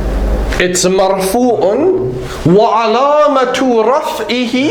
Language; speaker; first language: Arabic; non-native, fluent; English